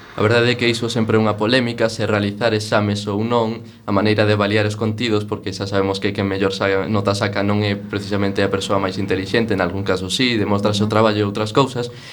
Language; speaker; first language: Galician; non-native, local second language; Spanish